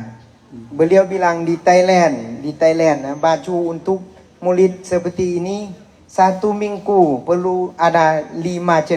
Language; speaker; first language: Indonesian; non-native, learner; Thai